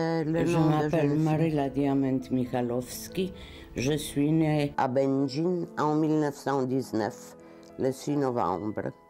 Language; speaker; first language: French; non-native, fluent; Polish